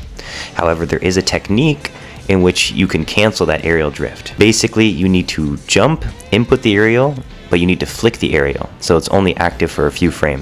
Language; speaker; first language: English; native; English